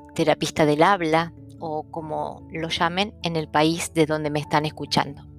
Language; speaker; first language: Spanish; early bilingual, other home language; Italian